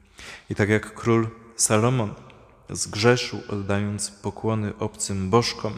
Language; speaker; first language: Polish; native; Polish